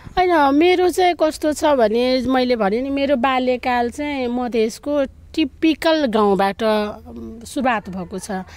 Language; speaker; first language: Nepali; non-native, local second language; Maithili